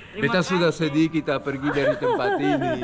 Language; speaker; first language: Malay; non-native, learner; English